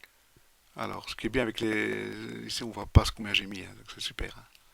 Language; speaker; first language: French; native; French